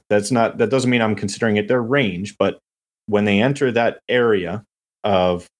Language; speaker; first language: English; native; English